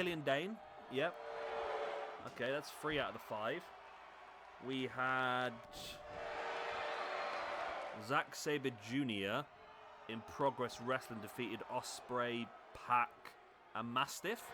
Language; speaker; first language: English; native; English